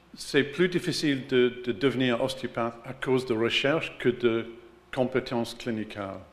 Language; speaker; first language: French; non-native, learner; English